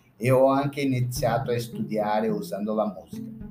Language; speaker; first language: Italian; non-native, learner; Portuguese